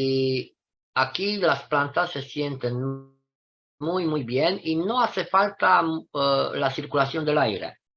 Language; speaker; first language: Spanish; non-native, fluent; Romanian